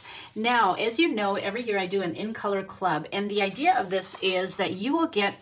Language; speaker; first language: English; native; English